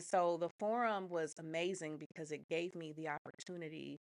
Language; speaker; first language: English; native; English